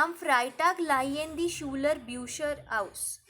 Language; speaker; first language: German; non-native, fluent; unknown